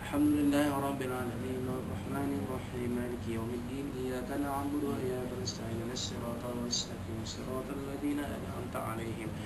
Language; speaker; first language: Arabic; non-native, learner; Malay